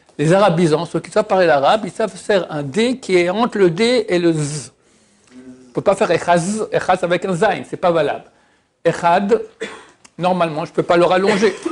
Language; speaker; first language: French; native; French